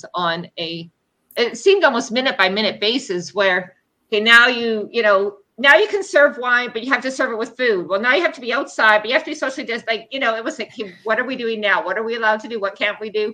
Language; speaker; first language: English; native; English